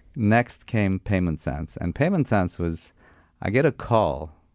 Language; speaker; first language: English; non-native, fluent; Armenian